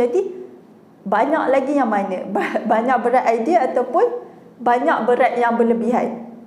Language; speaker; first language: Malay; native; Malay